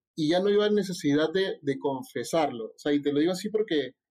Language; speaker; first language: Spanish; native; Spanish